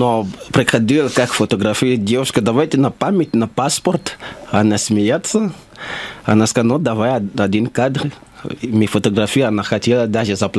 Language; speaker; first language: Russian; non-native, learner; Lingala